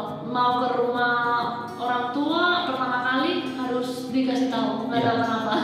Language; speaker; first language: Indonesian; non-native, fluent; Spanish